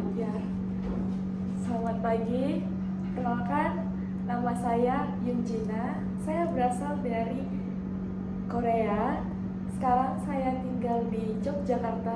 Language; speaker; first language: Indonesian; non-native, learner; Korean